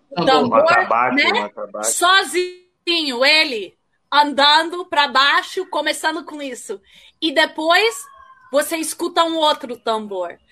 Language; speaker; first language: Portuguese; early bilingual, heritage; Portuguese